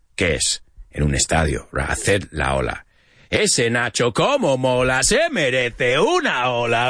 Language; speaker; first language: Spanish; non-native, fluent; English